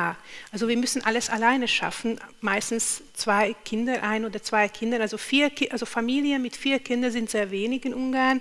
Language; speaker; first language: German; non-native, fluent; Hungarian